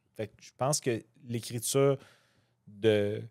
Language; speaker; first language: French; native; French